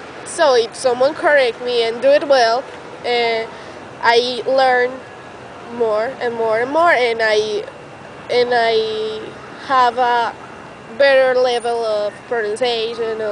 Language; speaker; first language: English; non-native, learner; Spanish